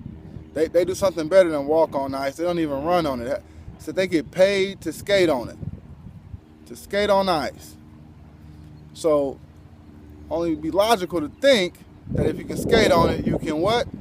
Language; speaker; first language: English; native; English